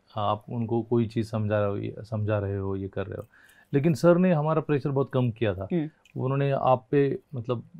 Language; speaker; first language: Hindi; non-native, local second language; Marathi